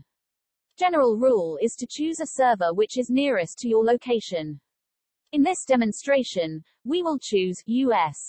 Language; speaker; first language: English; native; English